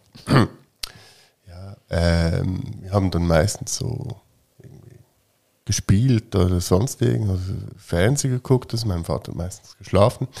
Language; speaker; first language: German; native; German